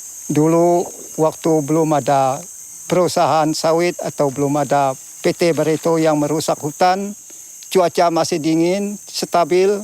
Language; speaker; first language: Indonesian; non-native, local second language; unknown